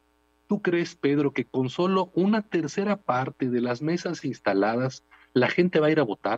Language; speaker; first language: Spanish; native; Spanish